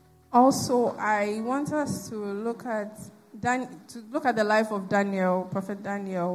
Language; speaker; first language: English; non-native, local second language; Akan